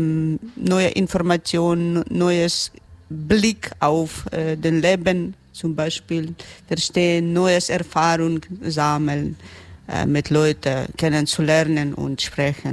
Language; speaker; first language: German; non-native, learner; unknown